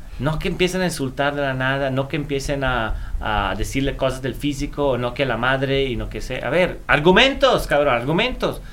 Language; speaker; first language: Spanish; non-native, fluent; Italian